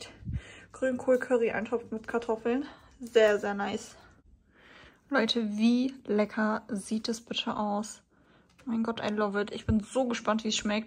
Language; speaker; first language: German; native; German